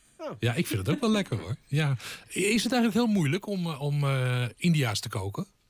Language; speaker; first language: Dutch; native; Dutch